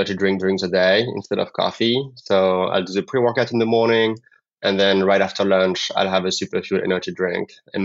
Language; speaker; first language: English; non-native, fluent; French